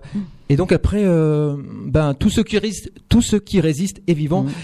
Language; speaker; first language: French; native; French